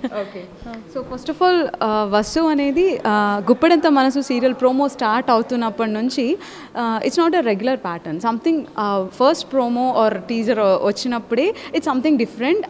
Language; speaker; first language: Telugu; native; Telugu